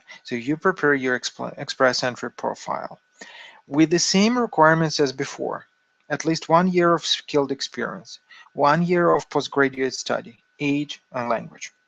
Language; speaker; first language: English; non-native, fluent; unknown